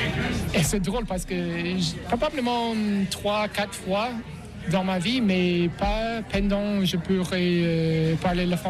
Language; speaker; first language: French; non-native, learner; English